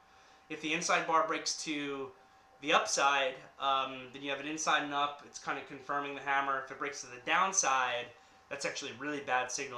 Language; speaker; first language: English; native; English